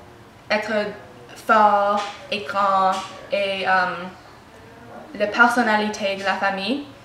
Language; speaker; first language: French; non-native, learner; English